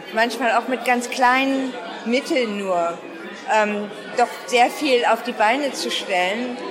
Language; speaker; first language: German; native; German